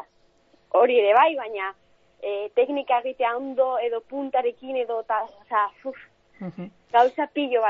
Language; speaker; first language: Basque; non-native, local second language; Spanish